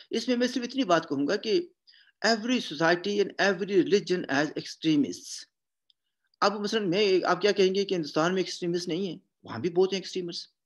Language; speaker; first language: Urdu; non-native, local second language; Punjabi